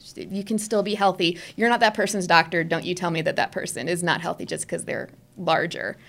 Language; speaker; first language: English; native; English